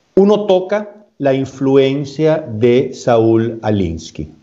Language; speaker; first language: Spanish; native; Spanish